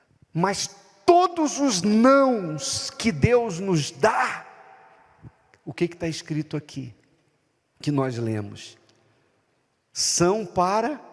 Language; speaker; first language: Portuguese; native; Portuguese